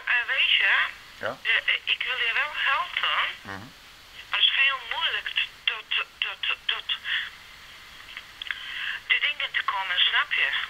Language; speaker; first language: Dutch; non-native, learner; Serbian